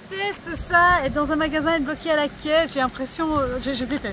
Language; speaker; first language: French; native; French